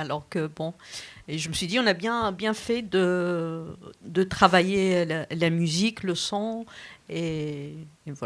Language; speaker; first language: French; non-native, local second language; Arabic